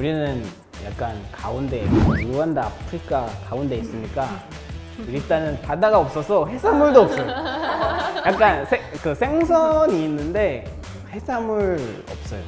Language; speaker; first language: Korean; non-native, fluent; Kinyarwanda